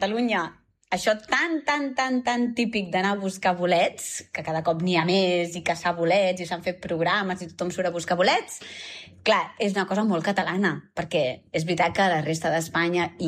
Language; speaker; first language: Catalan; native; Catalan